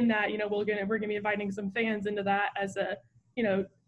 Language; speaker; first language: English; native; English